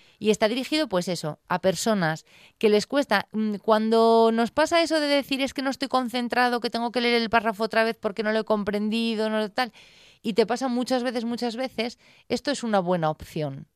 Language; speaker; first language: Spanish; native; Spanish